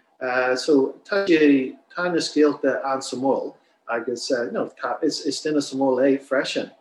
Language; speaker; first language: Irish; non-native, local second language; English